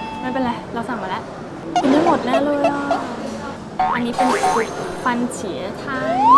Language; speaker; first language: Thai; native; Thai